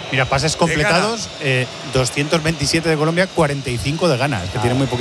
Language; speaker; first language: Spanish; native; Spanish